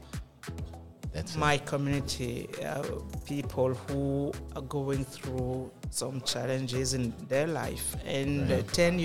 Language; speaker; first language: English; non-native, local second language; French